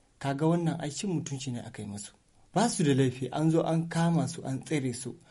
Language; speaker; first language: Hausa; non-native, local second language; Fula